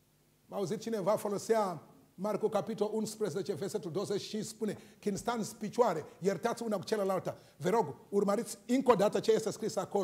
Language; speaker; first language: Romanian; non-native, learner; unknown